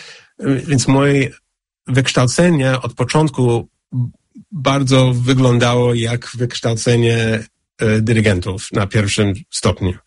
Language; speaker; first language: Polish; non-native, fluent; English